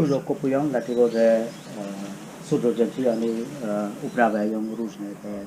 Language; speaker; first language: Polish; non-native, fluent; Khmer